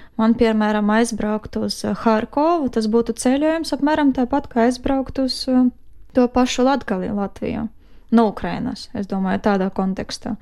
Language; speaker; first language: Latvian; non-native, fluent; Ukrainian